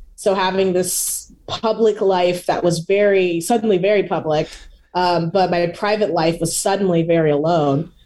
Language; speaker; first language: English; native; English